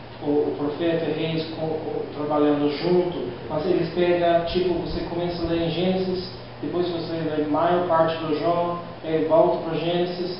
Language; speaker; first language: Portuguese; non-native, learner; English